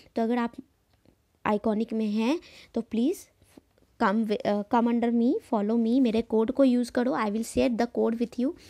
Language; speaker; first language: Hindi; native; Hindi